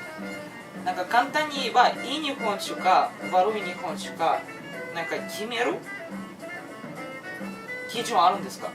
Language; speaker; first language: Japanese; non-native, fluent; Russian